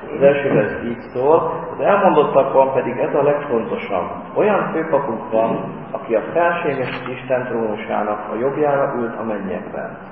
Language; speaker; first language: Hungarian; native; Hungarian